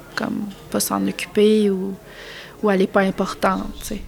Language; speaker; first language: French; native; French